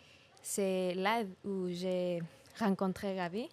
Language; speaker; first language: French; non-native, learner; Spanish